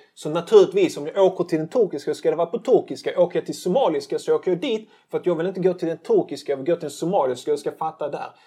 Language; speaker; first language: Swedish; early bilingual, other home language; Turkish